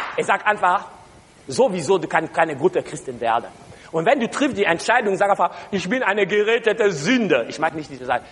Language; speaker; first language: German; non-native, learner; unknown